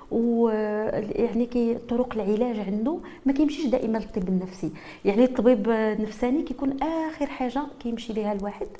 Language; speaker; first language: Arabic; native; Arabic